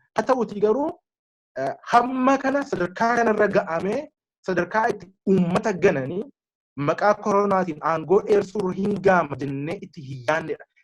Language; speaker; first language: Oromo; native; Oromo